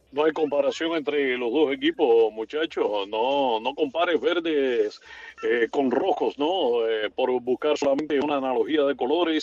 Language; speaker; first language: Spanish; native; Spanish